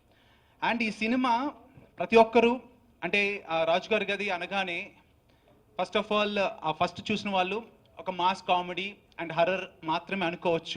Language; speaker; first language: Telugu; native; Telugu